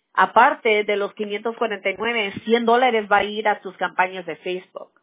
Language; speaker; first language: Spanish; early bilingual, other home language; English